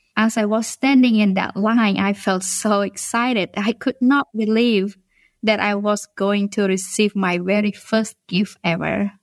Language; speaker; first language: English; non-native, fluent; Khmer